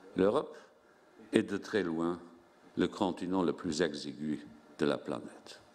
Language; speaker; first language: French; non-native, local second language; Luxembourgish